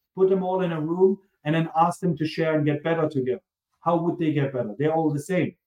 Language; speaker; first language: English; non-native, fluent; German